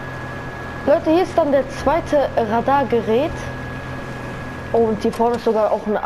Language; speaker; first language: German; native; German